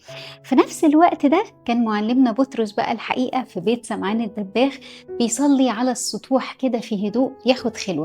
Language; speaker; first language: Arabic; native; Arabic